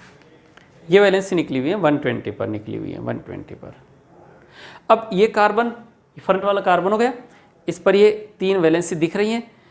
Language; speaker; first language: Hindi; native; Hindi